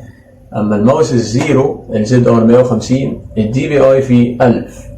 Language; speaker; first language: Arabic; native; Arabic